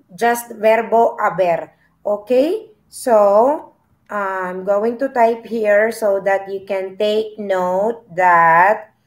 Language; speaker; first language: English; non-native, local second language; Filipino